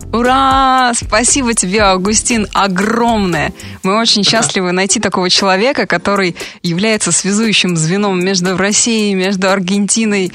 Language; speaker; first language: Russian; native; Russian